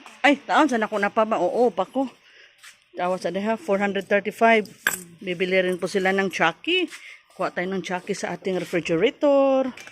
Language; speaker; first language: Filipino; non-native, local second language; Cebuano